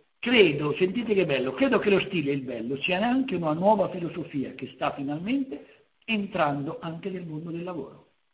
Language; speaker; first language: Italian; native; Italian